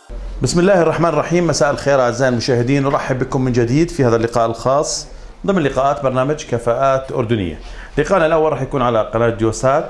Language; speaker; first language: Arabic; native; Arabic